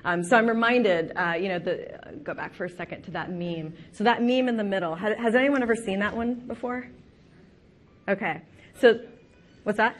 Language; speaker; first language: English; native; English